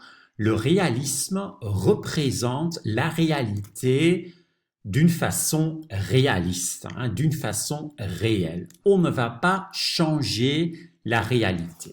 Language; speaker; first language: French; non-native, fluent; Dutch